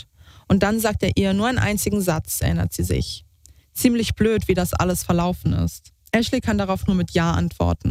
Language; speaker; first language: German; native; German